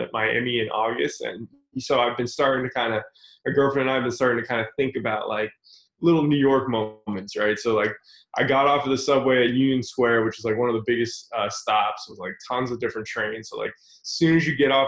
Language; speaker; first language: English; native; English